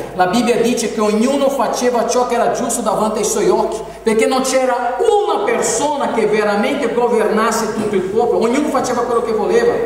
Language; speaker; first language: Italian; non-native, fluent; Portuguese